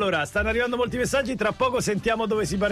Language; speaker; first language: Italian; native; Italian